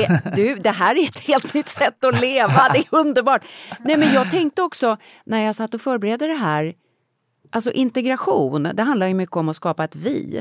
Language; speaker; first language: Swedish; native; Swedish